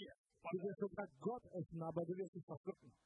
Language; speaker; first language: German; non-native, fluent; Russian